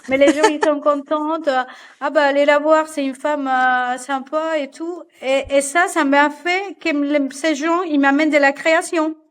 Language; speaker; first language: French; non-native, fluent; Spanish